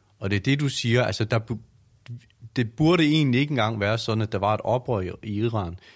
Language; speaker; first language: Danish; native; Danish